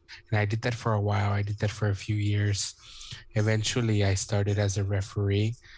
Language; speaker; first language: English; early bilingual, other home language; Spanish